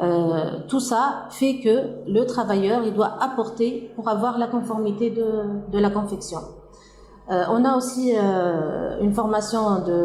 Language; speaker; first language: French; non-native, local second language; Arabic